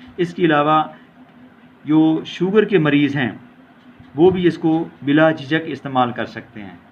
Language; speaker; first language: Urdu; non-native, local second language; Punjabi